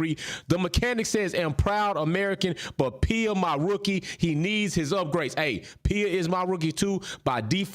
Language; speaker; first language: English; native; English